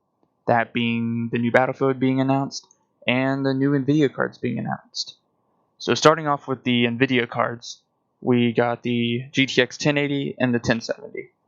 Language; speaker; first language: English; native; English